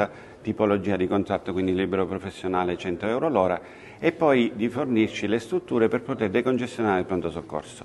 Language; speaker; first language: Italian; native; Italian